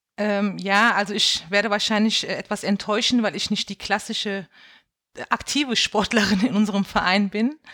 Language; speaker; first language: German; early bilingual, other home language; Kurdish